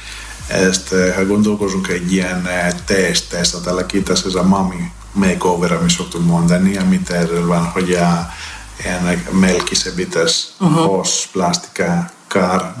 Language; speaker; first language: Hungarian; non-native, fluent; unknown